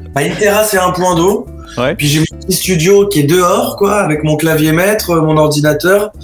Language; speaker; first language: French; native; French